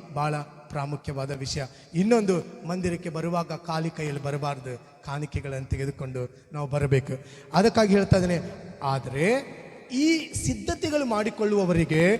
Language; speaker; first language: Kannada; non-native, local second language; Telugu